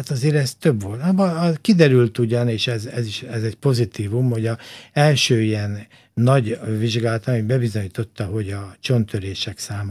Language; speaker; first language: Hungarian; native; Hungarian